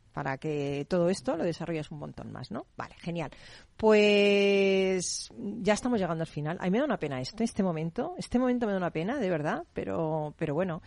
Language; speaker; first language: Spanish; native; Spanish